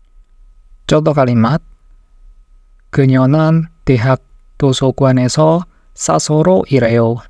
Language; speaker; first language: Korean; non-native, fluent; Indonesian